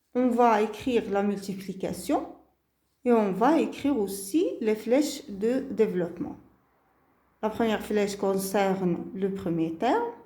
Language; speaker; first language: French; non-native, local second language; Arabic